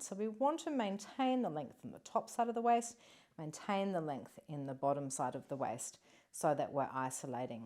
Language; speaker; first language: English; native; English